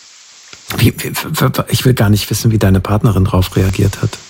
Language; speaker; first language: German; native; German